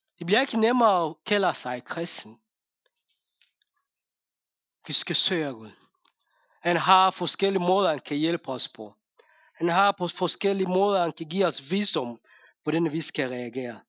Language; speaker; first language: Danish; non-native, fluent; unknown